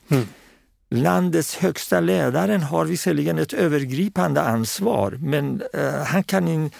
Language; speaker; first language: Swedish; non-native, fluent; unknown